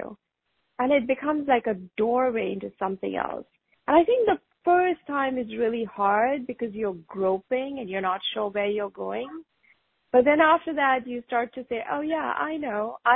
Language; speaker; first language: English; non-native, local second language; Hindi